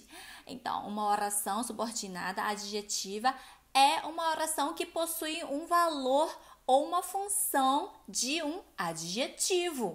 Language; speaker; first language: Portuguese; non-native, fluent; Chinese